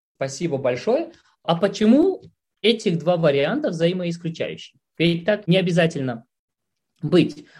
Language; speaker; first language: Russian; non-native, local second language; Tajik